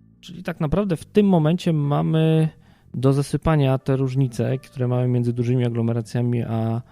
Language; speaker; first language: Polish; native; Polish